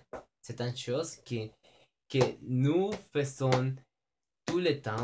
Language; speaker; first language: French; non-native, learner; Spanish